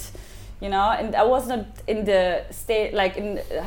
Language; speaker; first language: English; non-native, fluent; German